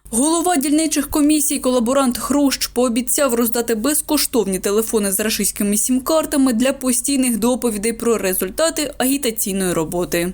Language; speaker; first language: Ukrainian; native; Ukrainian